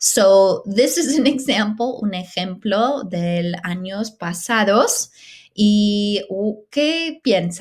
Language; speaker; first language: Spanish; non-native, fluent; English